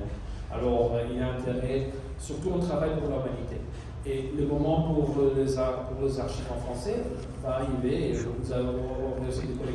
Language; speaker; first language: French; non-native, fluent; Portuguese